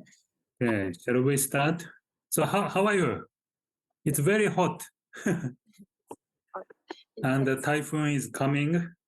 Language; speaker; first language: English; non-native, fluent; Japanese